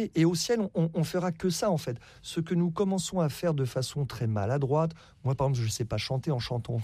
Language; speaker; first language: French; native; French